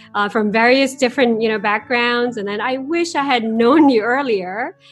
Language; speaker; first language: English; non-native, fluent; Japanese